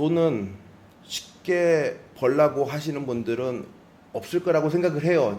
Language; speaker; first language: Korean; native; Korean